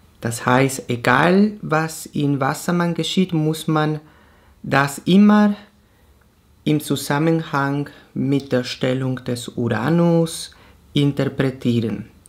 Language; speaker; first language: German; non-native, fluent; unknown